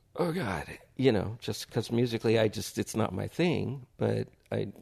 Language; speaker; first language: English; native; English